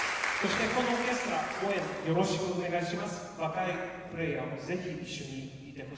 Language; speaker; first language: Japanese; non-native, fluent; Ukrainian